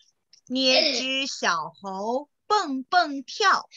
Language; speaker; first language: Chinese; native; Chinese